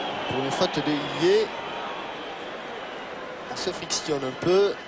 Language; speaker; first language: French; native; French